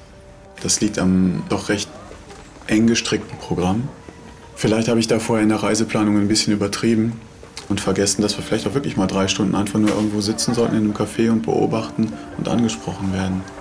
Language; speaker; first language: German; native; German